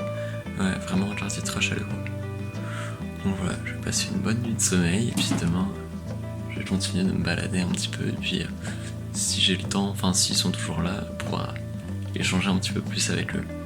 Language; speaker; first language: French; native; French